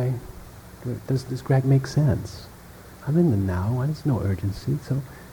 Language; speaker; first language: English; non-native, fluent; Dutch